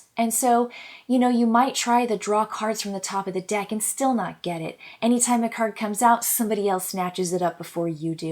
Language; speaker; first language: English; native; English